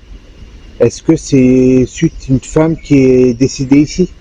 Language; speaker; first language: French; native; French